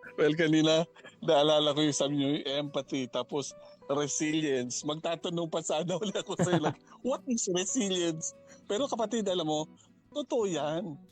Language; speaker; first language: Filipino; non-native, local second language; Chavacano